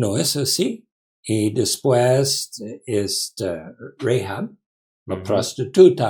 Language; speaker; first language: Spanish; non-native, learner; English